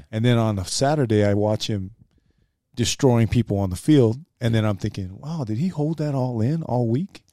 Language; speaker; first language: English; native; English